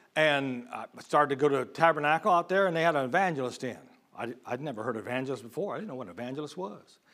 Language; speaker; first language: English; native; English